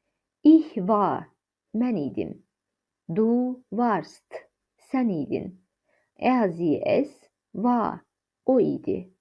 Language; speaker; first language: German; non-native, fluent; Azerbaijani